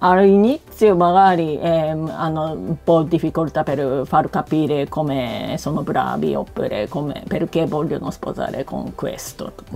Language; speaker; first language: Italian; non-native, learner; Japanese